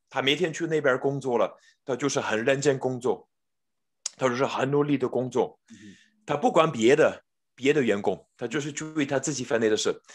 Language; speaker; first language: Chinese; non-native, fluent; English